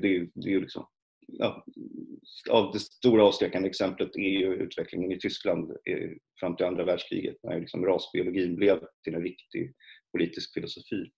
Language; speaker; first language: Swedish; native; Swedish